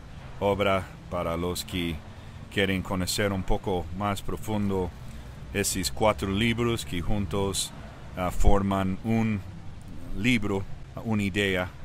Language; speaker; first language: Spanish; early bilingual, heritage; English